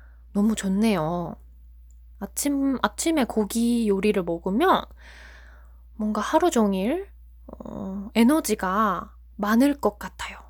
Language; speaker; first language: Korean; non-native, fluent; Japanese